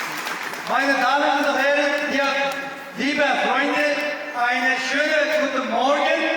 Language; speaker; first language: German; non-native, learner; Uyghur